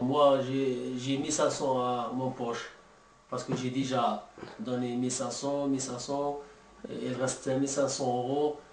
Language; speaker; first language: French; non-native, learner; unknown